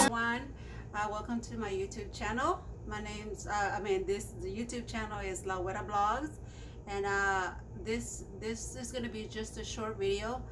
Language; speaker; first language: English; non-native, fluent; Spanish